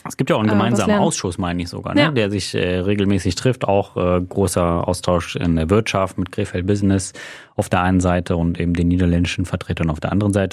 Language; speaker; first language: German; native; German